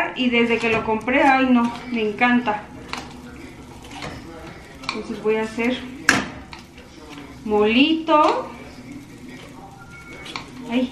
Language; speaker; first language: Spanish; native; Spanish